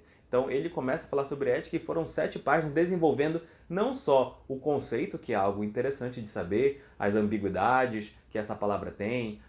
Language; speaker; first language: Portuguese; native; Portuguese